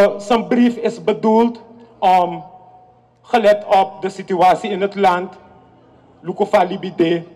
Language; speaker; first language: Dutch; native; Dutch